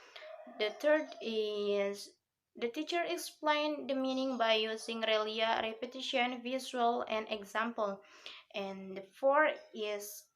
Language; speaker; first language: English; non-native, learner; Indonesian